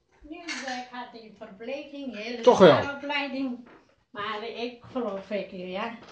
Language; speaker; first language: Dutch; non-native, learner; Nepali